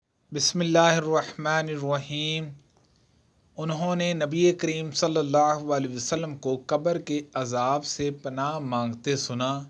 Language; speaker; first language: Urdu; native; Urdu